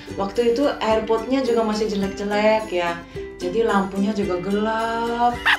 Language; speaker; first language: Indonesian; non-native, fluent; Japanese